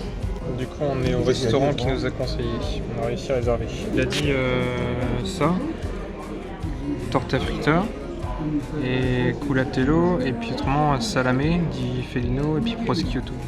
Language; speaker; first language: French; native; French